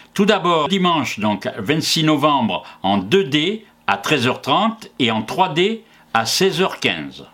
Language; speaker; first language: French; native; French